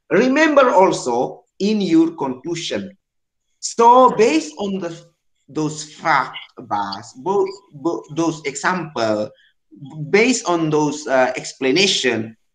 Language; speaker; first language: English; non-native, learner; Indonesian